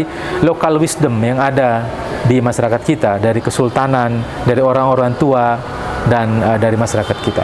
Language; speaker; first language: Indonesian; native; Indonesian